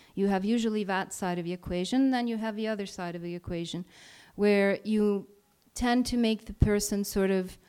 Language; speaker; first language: English; non-native, fluent; Italian